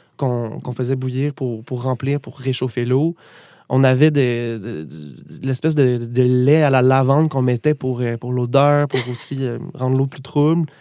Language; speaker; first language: French; native; French